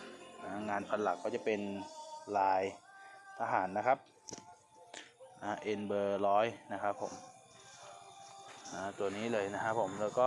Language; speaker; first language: Thai; native; Thai